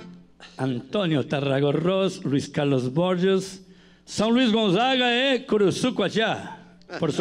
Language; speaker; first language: Portuguese; native; Portuguese